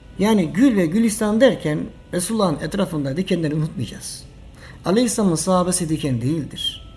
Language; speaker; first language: Turkish; native; Turkish